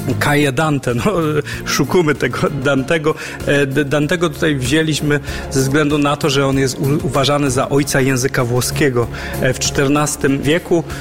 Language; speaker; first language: Polish; native; Polish